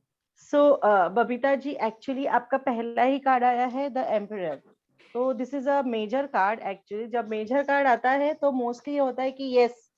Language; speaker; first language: Hindi; native; Hindi